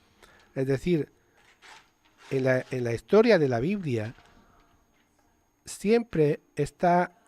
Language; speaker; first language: Spanish; native; Spanish